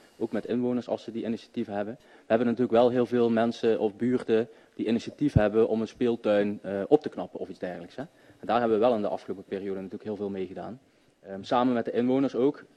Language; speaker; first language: Dutch; native; Dutch